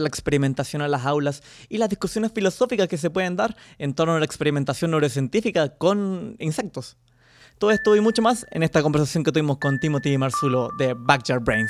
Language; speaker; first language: Spanish; native; Spanish